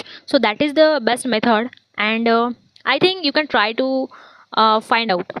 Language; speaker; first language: English; non-native, learner; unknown